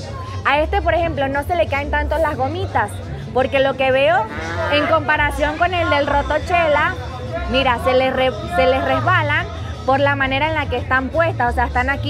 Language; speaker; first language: Spanish; native; Spanish